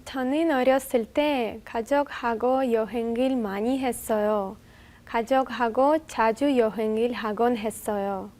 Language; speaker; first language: Korean; non-native, learner; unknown